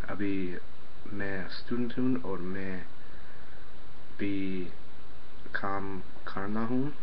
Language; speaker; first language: Hindi; non-native, learner; English